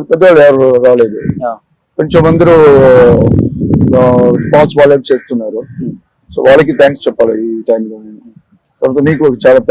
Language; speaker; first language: Telugu; non-native, local second language; Tamil